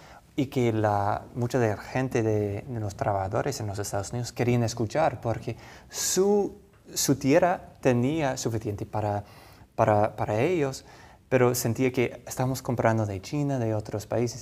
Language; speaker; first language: Spanish; non-native, fluent; English